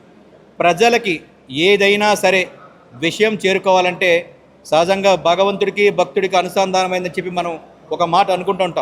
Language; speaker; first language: Telugu; native; Telugu